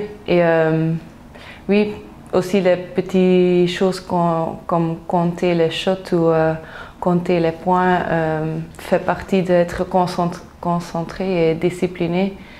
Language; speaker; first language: French; non-native, local second language; Dutch